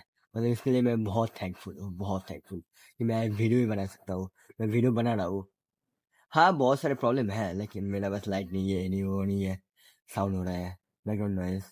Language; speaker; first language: Hindi; non-native, local second language; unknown